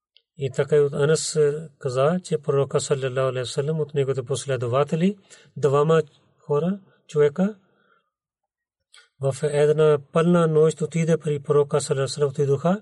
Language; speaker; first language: Bulgarian; non-native, learner; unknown